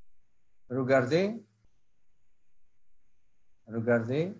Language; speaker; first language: French; non-native, local second language; Arabic